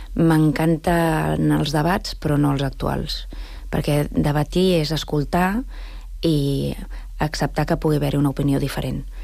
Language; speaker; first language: Catalan; non-native, local second language; Spanish